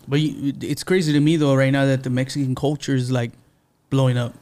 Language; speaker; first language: English; early bilingual, other home language; Spanish